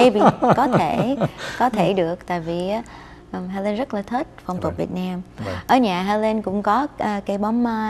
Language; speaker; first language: Vietnamese; non-native, fluent; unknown